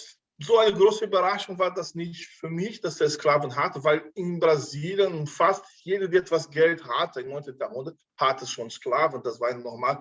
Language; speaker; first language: German; non-native, fluent; Portuguese